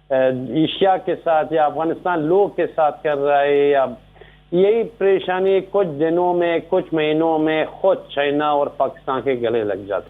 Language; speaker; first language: Hindi; non-native, learner; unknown